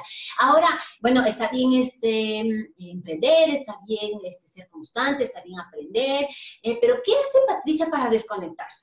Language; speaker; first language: Spanish; native; Spanish